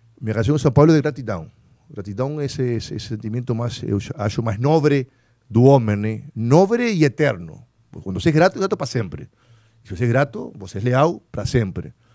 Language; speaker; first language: Spanish; native; Spanish